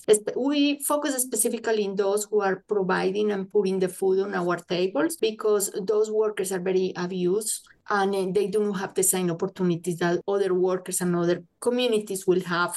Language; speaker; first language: English; non-native, fluent; Spanish